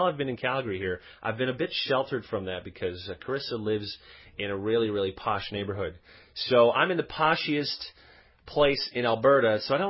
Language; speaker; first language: English; native; English